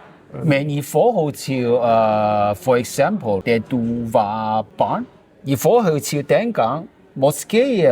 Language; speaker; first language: Danish; non-native, learner; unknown